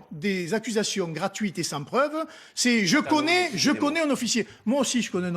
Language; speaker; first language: French; native; French